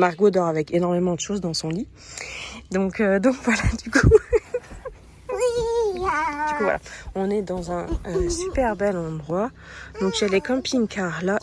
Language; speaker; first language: French; native; French